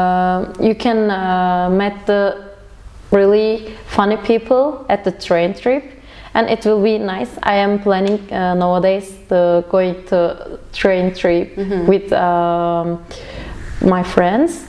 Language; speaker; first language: English; non-native, learner; Turkish